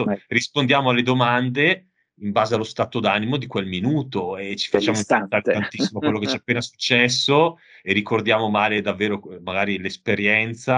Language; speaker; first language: Italian; native; Italian